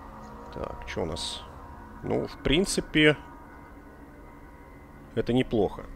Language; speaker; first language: Russian; native; Russian